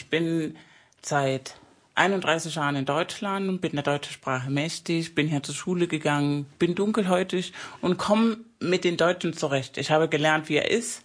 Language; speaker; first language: German; early bilingual, other home language; Spanish